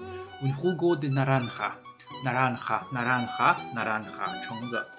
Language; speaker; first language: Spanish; non-native, learner; Chinese